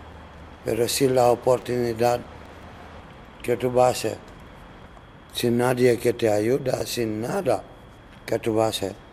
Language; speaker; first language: Spanish; non-native, learner; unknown